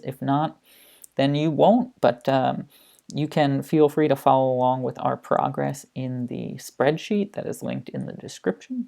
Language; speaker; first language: English; native; English